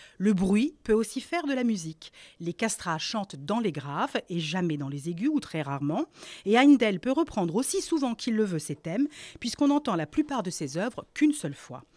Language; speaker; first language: French; native; French